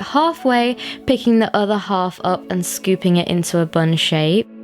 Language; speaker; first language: English; native; English